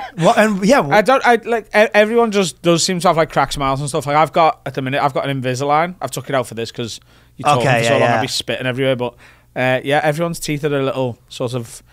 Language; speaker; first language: English; native; English